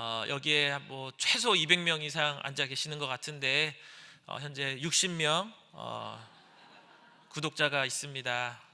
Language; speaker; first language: Korean; native; Korean